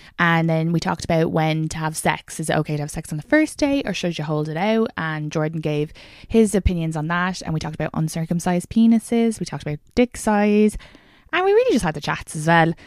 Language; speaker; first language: English; native; English